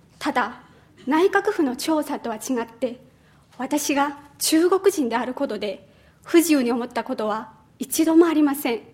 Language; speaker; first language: Japanese; non-native, fluent; Chinese